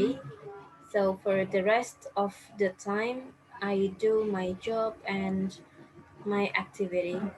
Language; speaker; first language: English; non-native, fluent; Indonesian